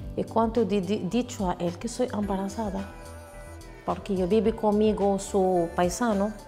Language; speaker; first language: Spanish; non-native, learner; Arabic